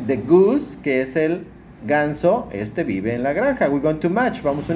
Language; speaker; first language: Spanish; native; Spanish